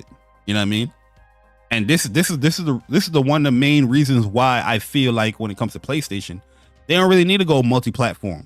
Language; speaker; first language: English; native; English